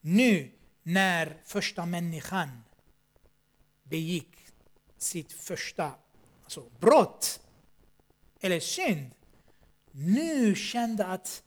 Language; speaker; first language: Swedish; non-native, fluent; Armenian